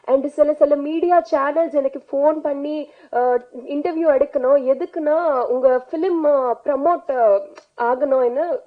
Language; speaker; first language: Tamil; non-native, learner; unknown